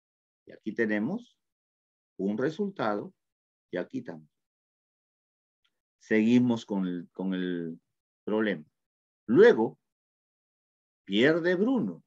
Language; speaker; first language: Spanish; native; Spanish